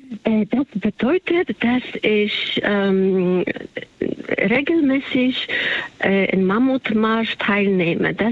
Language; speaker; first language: German; non-native, fluent; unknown